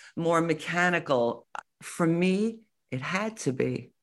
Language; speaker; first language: English; native; English